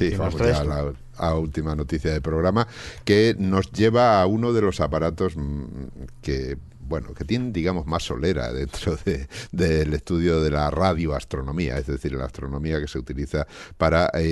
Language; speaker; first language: Spanish; native; Spanish